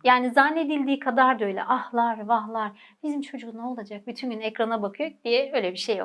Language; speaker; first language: Turkish; native; Turkish